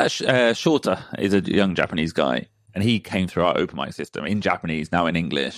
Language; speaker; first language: English; native; English